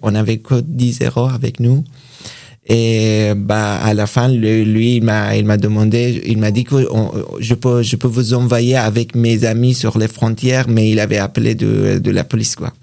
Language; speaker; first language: French; non-native, learner; Persian